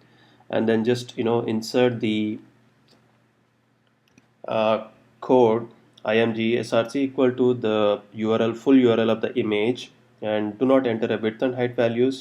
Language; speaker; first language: English; non-native, local second language; Telugu